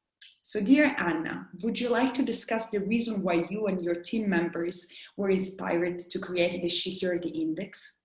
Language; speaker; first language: English; non-native, fluent; Italian